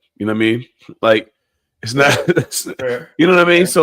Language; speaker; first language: English; native; English